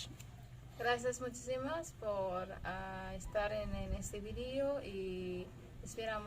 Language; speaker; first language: Spanish; non-native, learner; Filipino